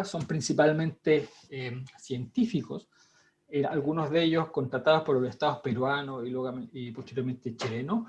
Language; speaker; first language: Spanish; native; Spanish